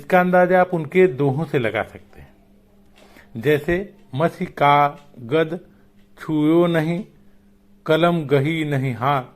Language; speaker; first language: Hindi; native; Hindi